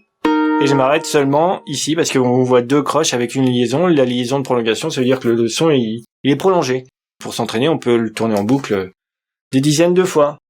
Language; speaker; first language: French; native; French